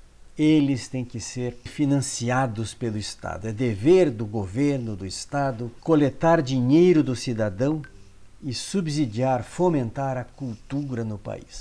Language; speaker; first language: Portuguese; native; Portuguese